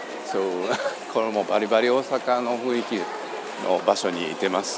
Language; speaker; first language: Japanese; native; Japanese